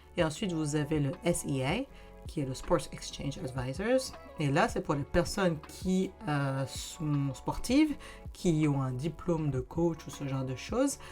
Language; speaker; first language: French; native; French